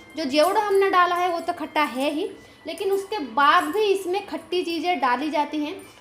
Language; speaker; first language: Hindi; non-native, local second language; Bangla